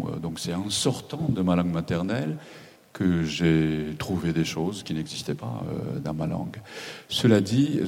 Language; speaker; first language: French; non-native, fluent; Japanese